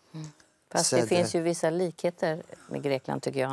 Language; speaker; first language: Swedish; native; Swedish